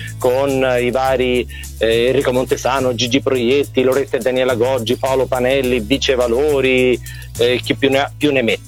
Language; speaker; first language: Italian; native; Italian